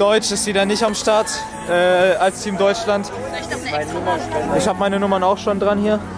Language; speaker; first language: German; native; German